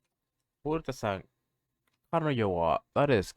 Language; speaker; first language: Japanese; non-native, learner; English